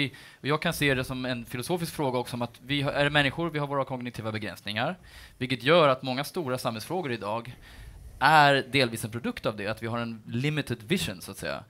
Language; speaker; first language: Swedish; native; Swedish